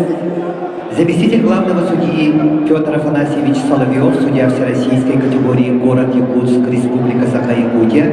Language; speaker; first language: Russian; native; Russian